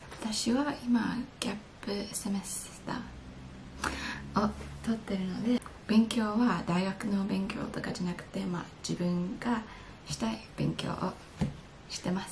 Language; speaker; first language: Japanese; early bilingual, heritage; English